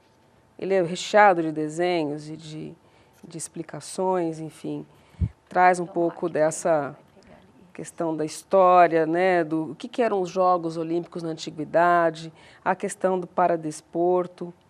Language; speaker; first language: Portuguese; native; Portuguese